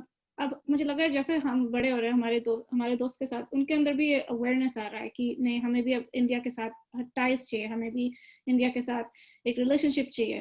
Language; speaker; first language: Hindi; early bilingual, other home language; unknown